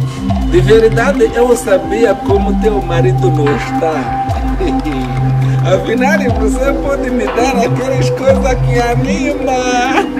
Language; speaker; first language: Portuguese; non-native, learner; Kinyarwanda